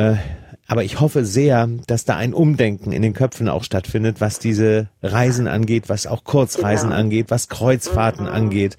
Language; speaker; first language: German; native; German